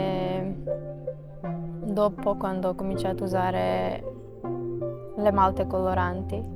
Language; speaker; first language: Italian; non-native, fluent; Macedonian